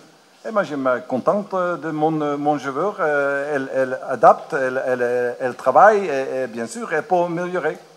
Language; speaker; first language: French; non-native, learner; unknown